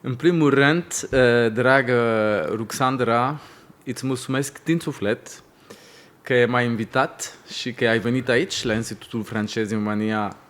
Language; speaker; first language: Romanian; non-native, learner; French